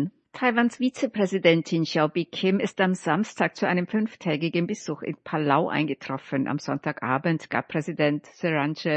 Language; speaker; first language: German; native; German